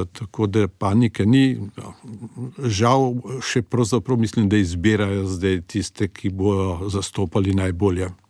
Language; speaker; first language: Slovenian; native; Slovenian